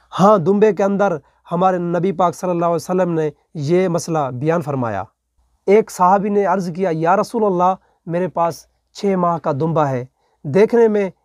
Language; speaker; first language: Urdu; non-native, local second language; Punjabi